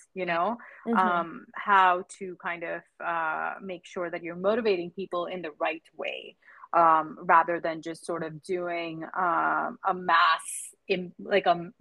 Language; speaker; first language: English; non-native, local second language; Hindi